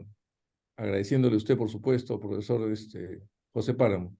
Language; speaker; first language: Spanish; native; Spanish